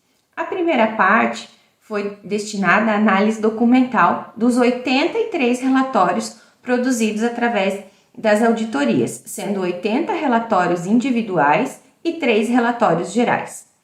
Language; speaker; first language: Portuguese; native; Portuguese